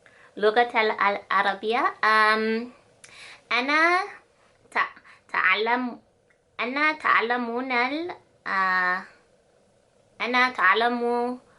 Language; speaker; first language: Arabic; non-native, learner; English